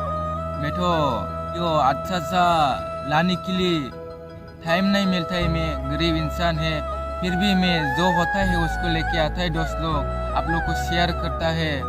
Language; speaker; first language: Hindi; non-native, local second language; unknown